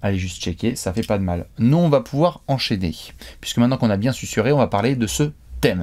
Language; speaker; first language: French; native; French